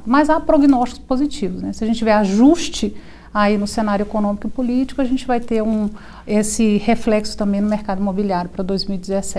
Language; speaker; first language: Portuguese; native; Portuguese